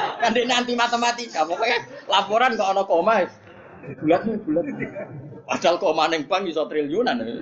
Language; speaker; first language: Indonesian; non-native, local second language; Javanese